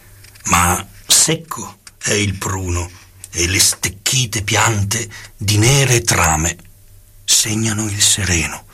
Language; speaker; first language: Italian; native; Italian